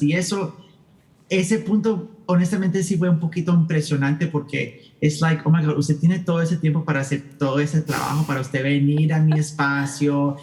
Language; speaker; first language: Spanish; early bilingual, heritage; Spanish